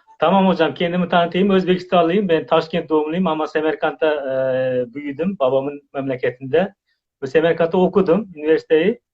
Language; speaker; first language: Turkish; non-native, fluent; Uzbek